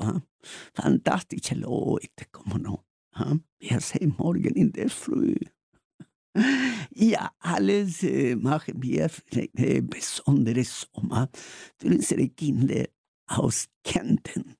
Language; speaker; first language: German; non-native, learner; Spanish